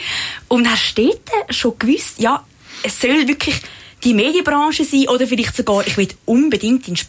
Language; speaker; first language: German; native; German